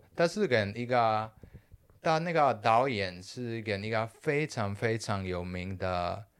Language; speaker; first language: Chinese; non-native, fluent; Spanish